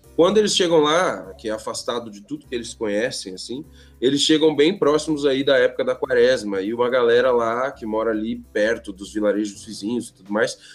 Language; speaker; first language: Portuguese; native; Portuguese